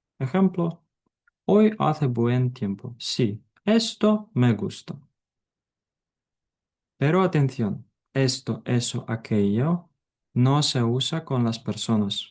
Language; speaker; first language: Spanish; non-native, fluent; Ukrainian